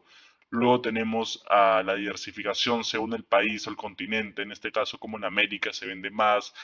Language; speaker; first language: Spanish; native; Spanish